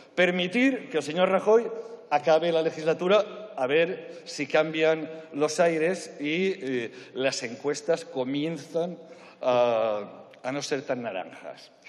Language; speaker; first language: Spanish; non-native, local second language; Catalan